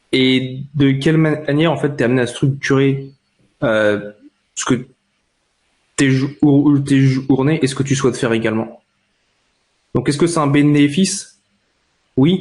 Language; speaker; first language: French; native; French